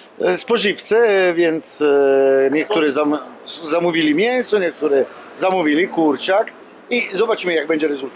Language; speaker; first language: Polish; non-native, learner; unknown